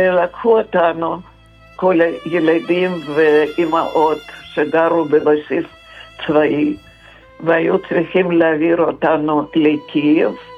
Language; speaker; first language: Hebrew; non-native, fluent; Russian